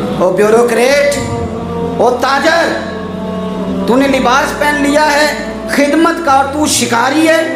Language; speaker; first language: Urdu; non-native, local second language; Punjabi